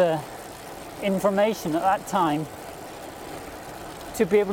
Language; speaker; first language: English; native; English